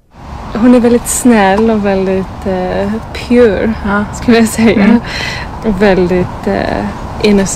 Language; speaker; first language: Swedish; non-native, fluent; English